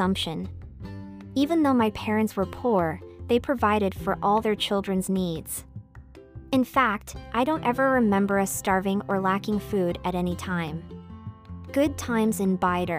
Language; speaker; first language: English; non-native, local second language; Cantonese